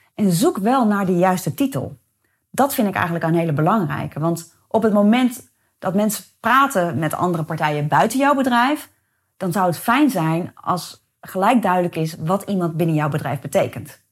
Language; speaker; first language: Dutch; native; Dutch